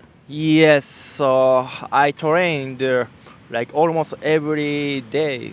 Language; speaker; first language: English; non-native, learner; Japanese